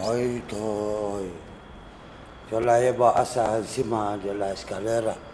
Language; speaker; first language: Spanish; non-native, learner; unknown